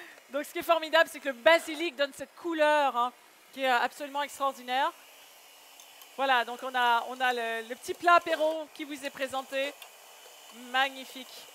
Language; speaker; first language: French; native; French